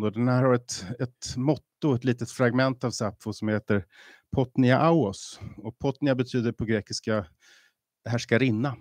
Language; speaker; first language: Swedish; native; Swedish